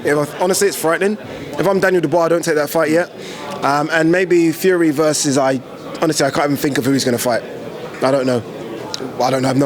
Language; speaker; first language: English; native; English